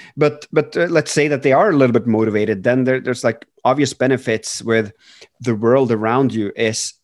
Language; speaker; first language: English; non-native, fluent; Norwegian